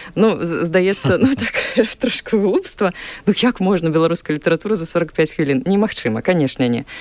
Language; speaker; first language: Belarusian; non-native, local second language; Russian